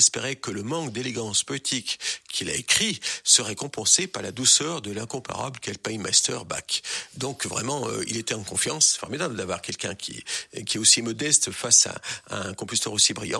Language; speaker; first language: French; native; French